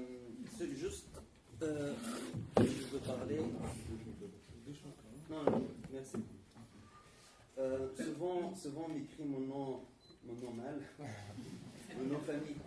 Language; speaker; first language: French; non-native, fluent; Arabic